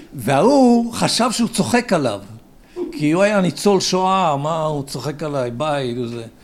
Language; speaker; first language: Hebrew; early bilingual, other home language; English